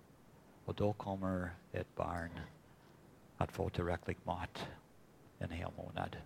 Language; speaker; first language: Swedish; non-native, fluent; English